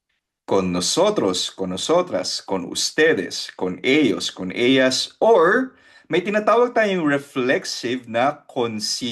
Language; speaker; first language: Spanish; non-native, fluent; Filipino